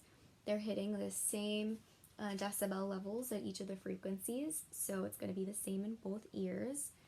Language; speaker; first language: English; native; English